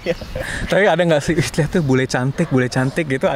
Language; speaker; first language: Indonesian; native; Indonesian